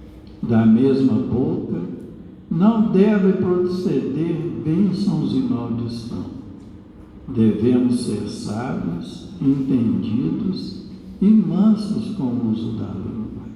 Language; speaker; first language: Portuguese; native; Portuguese